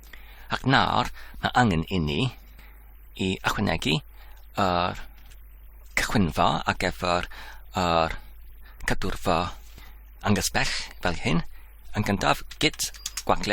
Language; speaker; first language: Welsh; non-native, learner; English